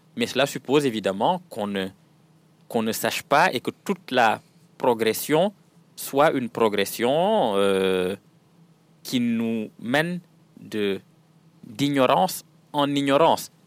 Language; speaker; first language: French; non-native, local second language; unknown